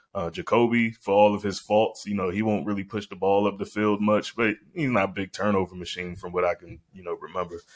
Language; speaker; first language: English; native; English